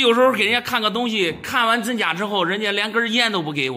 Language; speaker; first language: Chinese; native; Chinese